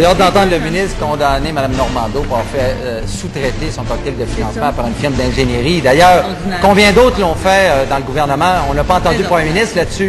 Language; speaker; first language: French; native; French